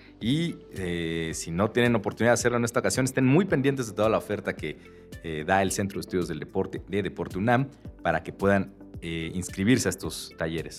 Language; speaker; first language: Spanish; native; Spanish